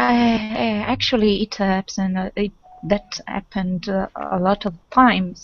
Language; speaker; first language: English; non-native, fluent; Italian